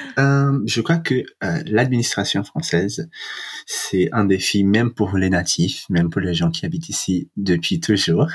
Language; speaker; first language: French; non-native, fluent; Portuguese